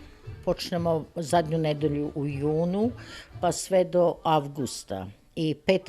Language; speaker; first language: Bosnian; early bilingual, heritage; Serbian